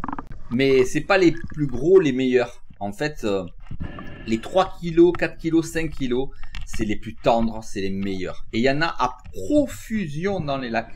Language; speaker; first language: French; native; French